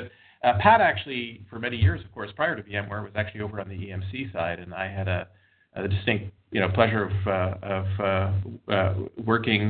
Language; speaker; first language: English; native; English